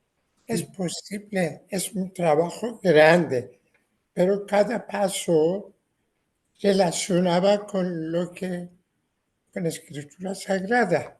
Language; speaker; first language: Spanish; non-native, fluent; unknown